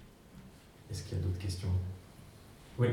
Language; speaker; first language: French; native; French